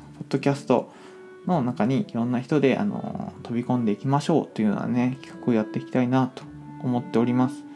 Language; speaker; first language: Japanese; native; Japanese